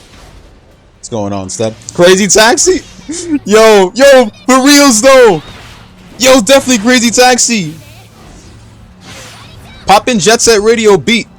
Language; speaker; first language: English; native; English